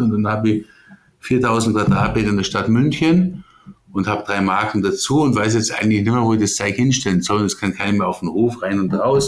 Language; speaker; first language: German; native; German